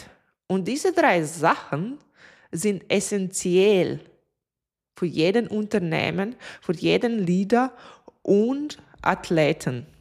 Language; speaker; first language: German; non-native, fluent; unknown